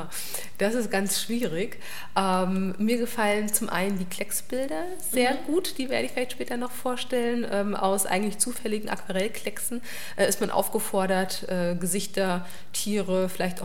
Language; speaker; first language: German; native; German